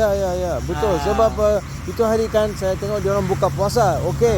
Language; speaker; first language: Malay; non-native, local second language; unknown